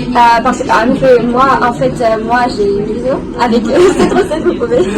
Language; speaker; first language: French; non-native, fluent; Russian